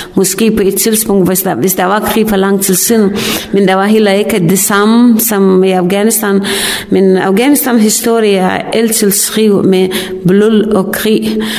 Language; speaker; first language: Danish; non-native, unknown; Pashto